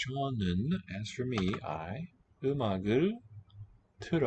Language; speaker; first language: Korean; non-native, learner; English